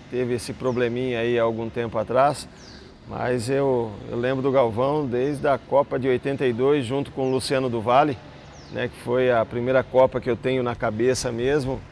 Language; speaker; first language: Portuguese; native; Portuguese